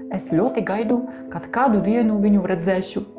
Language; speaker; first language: Latvian; non-native, learner; Czech